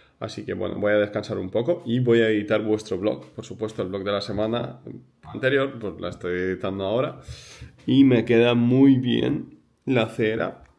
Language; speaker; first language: Spanish; early bilingual, other home language; Ukrainian